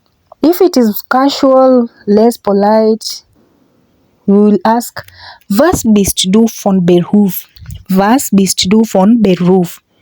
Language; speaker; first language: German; non-native, fluent; English